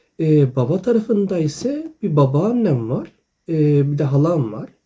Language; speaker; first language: Turkish; early bilingual, other home language; Japanese